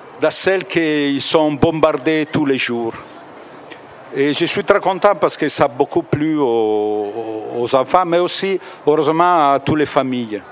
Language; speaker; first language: French; non-native, fluent; Italian